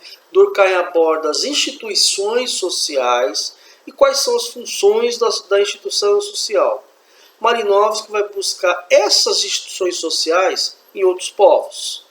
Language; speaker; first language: Portuguese; native; Portuguese